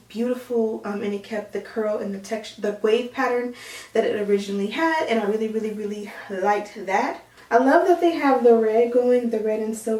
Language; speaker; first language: English; native; English